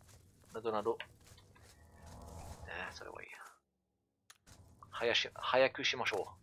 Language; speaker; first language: Japanese; non-native, learner; French